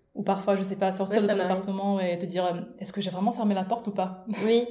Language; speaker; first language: French; non-native, fluent; Russian